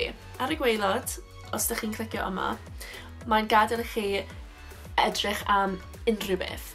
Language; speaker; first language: Welsh; non-native, local second language; English